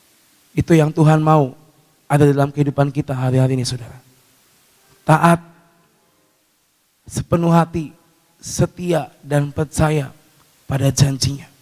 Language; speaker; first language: Indonesian; native; Indonesian